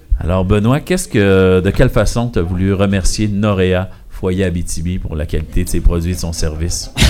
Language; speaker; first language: French; native; French